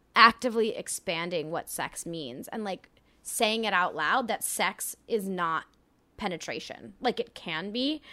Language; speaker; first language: English; early bilingual, other home language; French